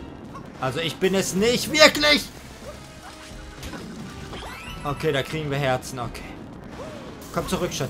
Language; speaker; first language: German; native; German